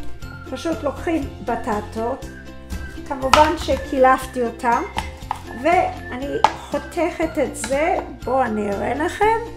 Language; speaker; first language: Hebrew; non-native, fluent; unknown